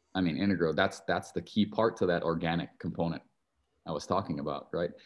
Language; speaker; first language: English; native; English